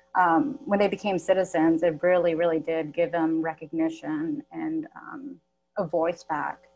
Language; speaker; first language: English; native; English